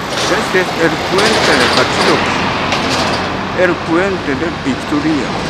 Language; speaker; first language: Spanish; non-native, learner; Japanese